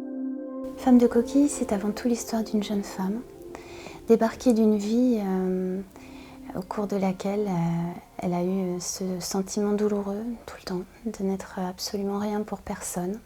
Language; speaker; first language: French; native; French